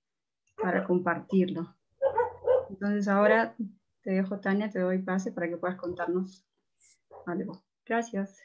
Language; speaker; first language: Spanish; native; Spanish